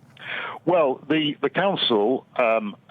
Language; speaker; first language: English; native; English